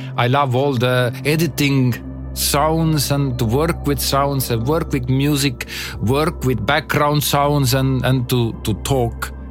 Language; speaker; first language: English; non-native, learner; Estonian